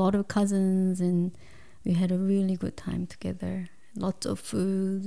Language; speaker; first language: English; non-native, fluent; Korean